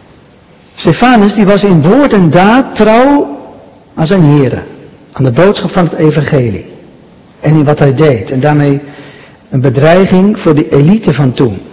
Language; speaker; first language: Dutch; native; Dutch